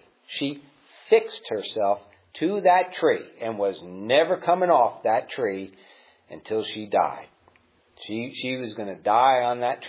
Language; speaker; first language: English; native; English